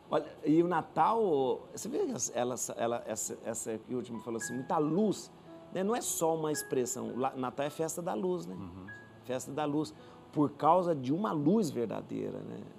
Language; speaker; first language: Portuguese; native; Portuguese